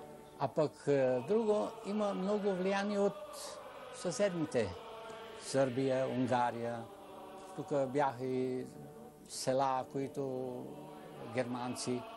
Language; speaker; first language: Bulgarian; early bilingual, heritage; Bulgarian